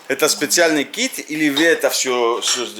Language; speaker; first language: Russian; non-native, learner; English